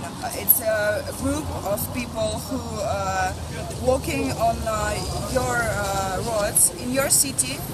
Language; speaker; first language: English; non-native, learner; Russian